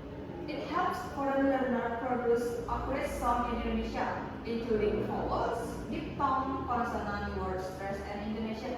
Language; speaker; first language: English; non-native, learner; Indonesian